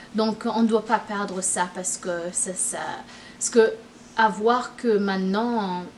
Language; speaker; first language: French; non-native, local second language; Rundi